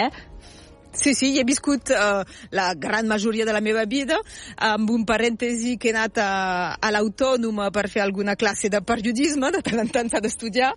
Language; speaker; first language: Catalan; native; Catalan